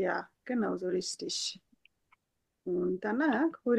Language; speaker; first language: German; non-native, fluent; Bangla